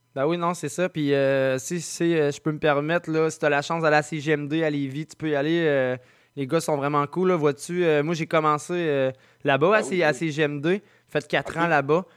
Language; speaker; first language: French; native; French